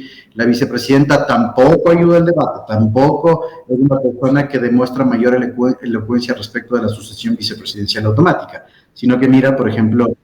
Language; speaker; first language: Spanish; native; Spanish